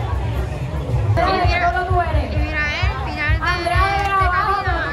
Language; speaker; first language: Spanish; non-native, learner; Japanese